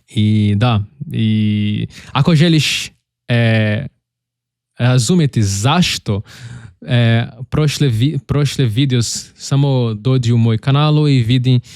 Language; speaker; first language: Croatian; non-native, learner; Portuguese